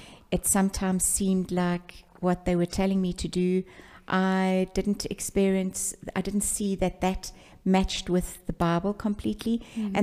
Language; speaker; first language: English; native; English